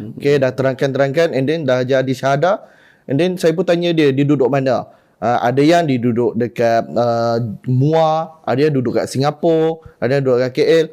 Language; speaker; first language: Malay; non-native, local second language; Chinese